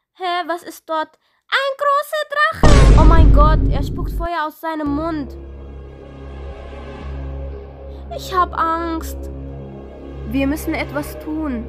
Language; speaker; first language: German; non-native, fluent; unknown